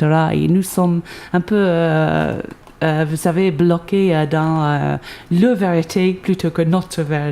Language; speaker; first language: French; non-native, fluent; English